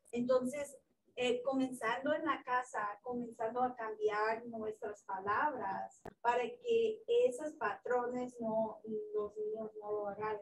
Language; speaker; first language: Spanish; non-native, fluent; English